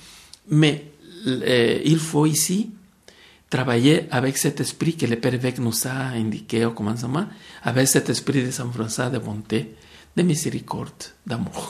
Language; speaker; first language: French; non-native, fluent; Spanish